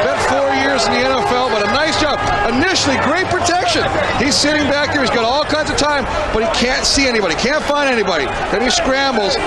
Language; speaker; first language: English; native; English